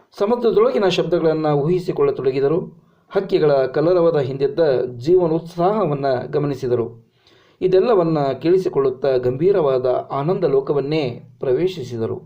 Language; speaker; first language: Kannada; native; Kannada